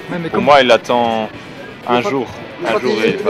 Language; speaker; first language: French; non-native, local second language; Luxembourgish